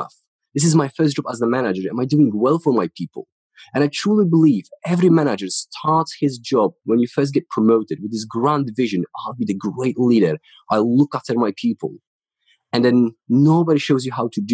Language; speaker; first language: English; non-native, fluent; Polish